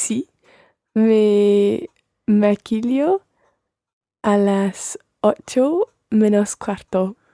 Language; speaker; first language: Spanish; non-native, learner; English